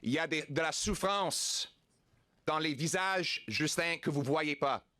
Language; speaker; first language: French; non-native, local second language; English